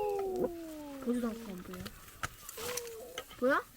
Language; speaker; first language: Korean; non-native, learner; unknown